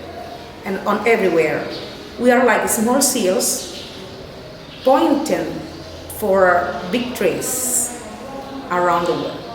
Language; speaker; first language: English; non-native, fluent; Spanish